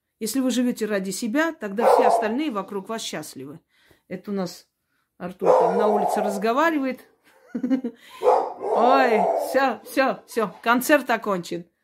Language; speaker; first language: Russian; non-native, local second language; Armenian